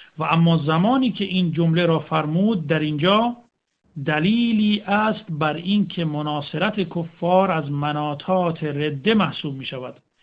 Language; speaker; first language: Persian; native; Persian